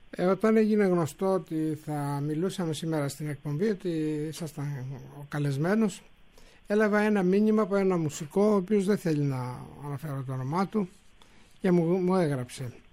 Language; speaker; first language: Greek; native; Greek